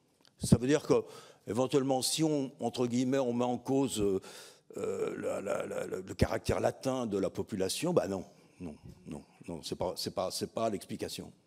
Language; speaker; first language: French; native; French